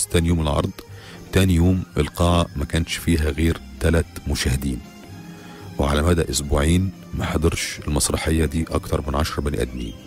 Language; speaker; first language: Arabic; native; Arabic